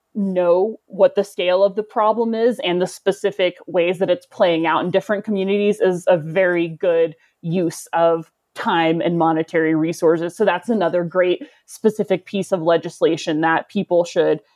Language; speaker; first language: English; native; English